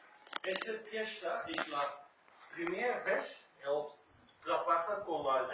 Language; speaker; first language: Spanish; non-native, learner; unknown